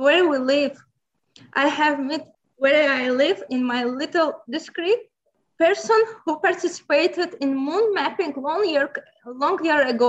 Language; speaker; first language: English; non-native, learner; Azerbaijani